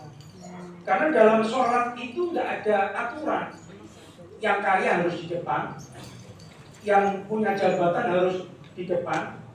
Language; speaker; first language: Indonesian; native; Indonesian